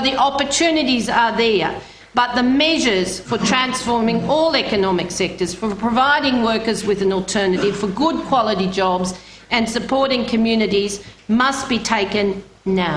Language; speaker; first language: English; native; English